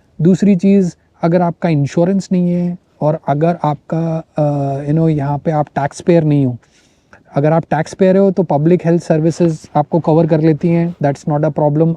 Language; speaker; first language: Hindi; native; Hindi